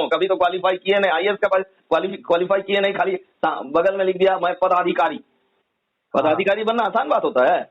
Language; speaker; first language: Hindi; native; Hindi